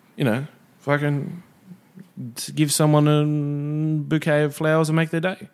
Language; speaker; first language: English; native; English